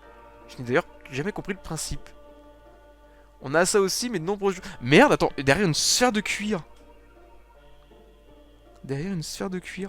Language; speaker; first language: French; native; French